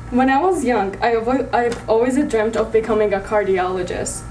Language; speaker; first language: English; early bilingual, other home language; Arabic